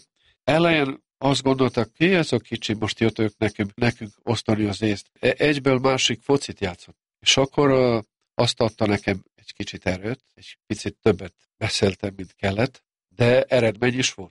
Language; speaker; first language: Hungarian; non-native, local second language; Serbian